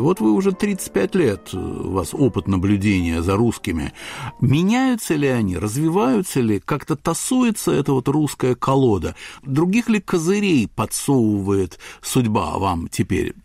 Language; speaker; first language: Russian; native; Russian